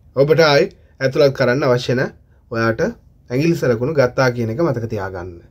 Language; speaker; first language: Sinhala; non-native, local second language; Tamil